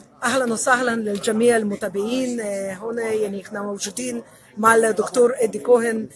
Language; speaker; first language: Arabic; non-native, learner; Hebrew